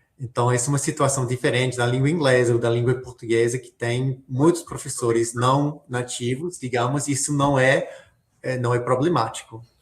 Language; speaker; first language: Portuguese; non-native, fluent; English